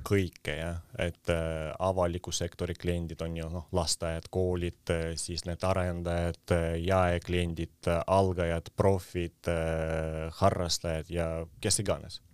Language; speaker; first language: Estonian; non-native, local second language; Russian